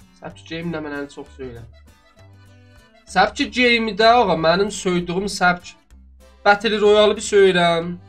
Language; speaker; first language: Azerbaijani; native; Azerbaijani